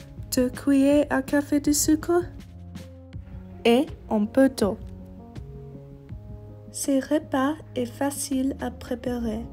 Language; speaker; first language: French; non-native, learner; English